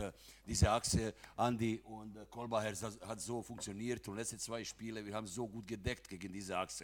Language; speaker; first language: German; non-native, fluent; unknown